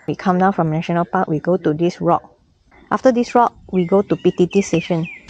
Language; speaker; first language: English; non-native, local second language; Chinese